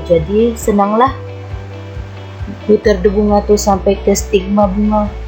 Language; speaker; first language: Malay; native; Malay